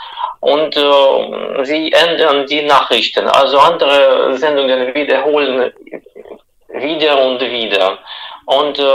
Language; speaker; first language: German; non-native, fluent; Russian